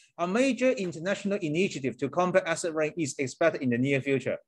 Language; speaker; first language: English; non-native, local second language; Chinese